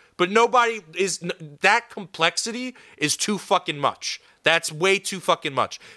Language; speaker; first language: English; native; English